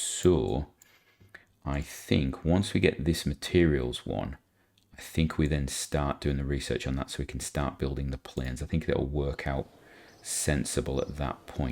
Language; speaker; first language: English; native; English